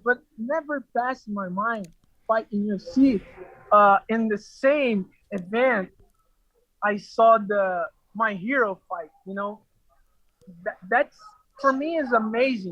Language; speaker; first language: English; non-native, learner; Portuguese